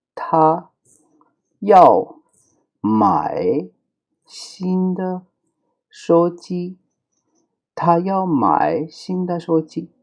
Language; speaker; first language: Chinese; non-native, fluent; Urdu